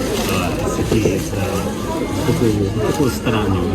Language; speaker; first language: Portuguese; non-native, learner; English